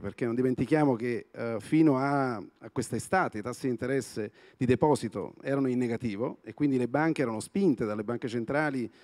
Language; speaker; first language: Italian; native; Italian